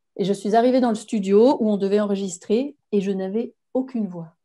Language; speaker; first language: French; native; French